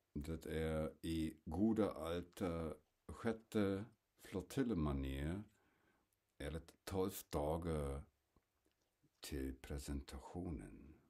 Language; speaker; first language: Swedish; non-native, fluent; German